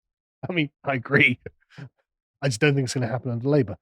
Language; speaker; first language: English; native; English